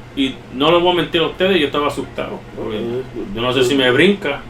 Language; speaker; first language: Spanish; early bilingual, heritage; Spanish